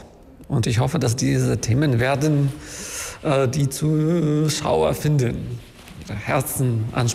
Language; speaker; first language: German; non-native, fluent; Ukrainian